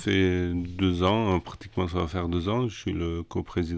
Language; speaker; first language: French; non-native, fluent; Kurdish